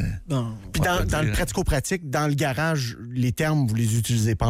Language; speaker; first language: French; native; French